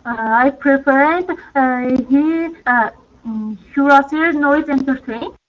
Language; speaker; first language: English; non-native, learner; Armenian